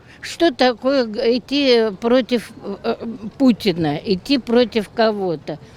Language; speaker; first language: Russian; native; Russian